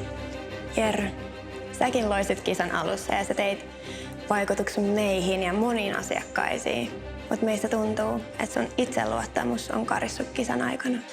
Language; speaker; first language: Finnish; native; Finnish